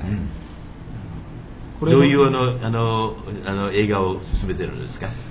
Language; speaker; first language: Japanese; early bilingual, heritage; English